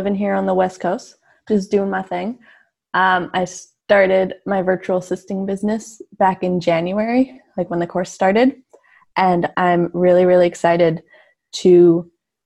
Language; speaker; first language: English; native; English